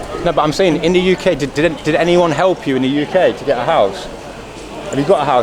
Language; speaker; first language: English; native; English